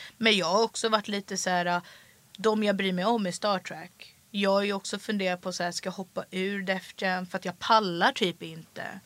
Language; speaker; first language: Swedish; early bilingual, other home language; French